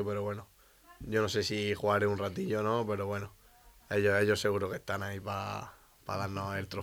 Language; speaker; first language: Spanish; native; Spanish